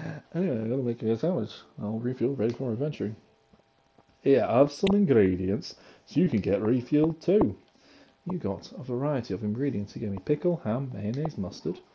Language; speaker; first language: English; native; English